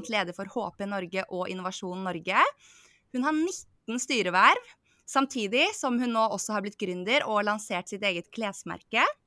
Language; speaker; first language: Norwegian; native; Norwegian